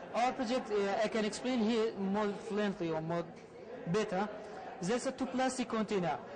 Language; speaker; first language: English; non-native, learner; Arabic